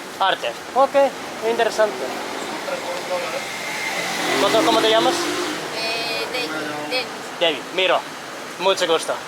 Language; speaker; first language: Spanish; non-native, learner; Finnish